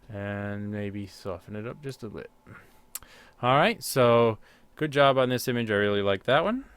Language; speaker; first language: English; native; English